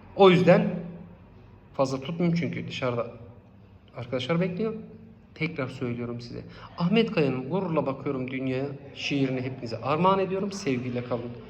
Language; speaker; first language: Turkish; non-native, local second language; Kurdish